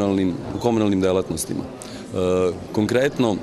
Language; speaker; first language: Serbian; native; Serbian